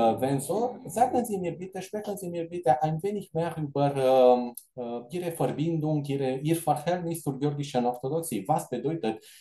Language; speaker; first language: German; non-native, fluent; Romanian